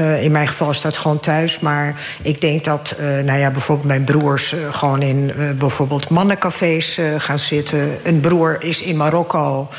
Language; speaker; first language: Dutch; early bilingual, other home language; Arabic